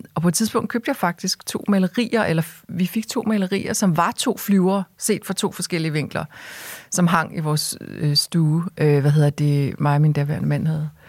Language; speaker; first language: Danish; early bilingual, other home language; Korean